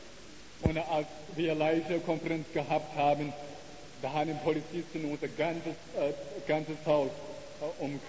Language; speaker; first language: German; non-native, learner; Chinese